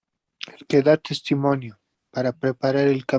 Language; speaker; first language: Spanish; native; Spanish